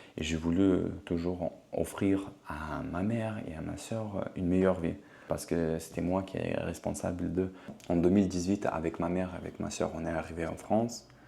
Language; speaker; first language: French; non-native, fluent; Ukrainian